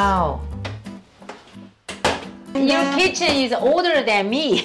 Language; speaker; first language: English; non-native, learner; Chinese